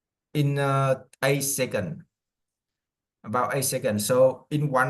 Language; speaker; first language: English; non-native, learner; Vietnamese